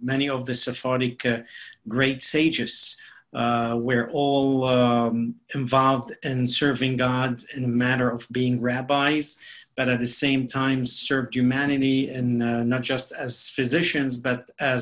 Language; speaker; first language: English; non-native, fluent; Spanish